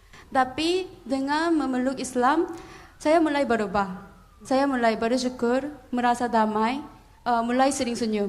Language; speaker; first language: Indonesian; non-native, learner; Korean